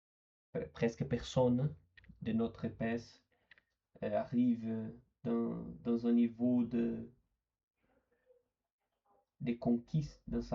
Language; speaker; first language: French; non-native, learner; Portuguese